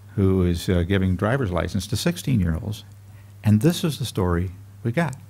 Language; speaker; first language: English; native; English